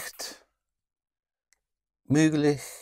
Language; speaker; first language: German; non-native, learner; English